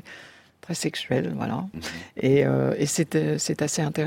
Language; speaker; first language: French; native; French